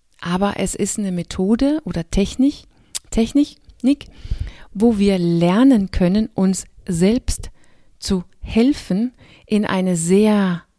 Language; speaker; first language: German; non-native, fluent; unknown